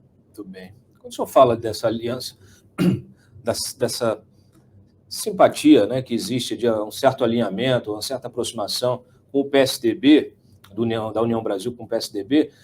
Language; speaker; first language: Portuguese; native; Portuguese